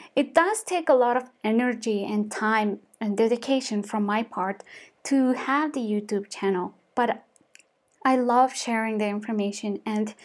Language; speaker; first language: English; non-native, fluent; Mongolian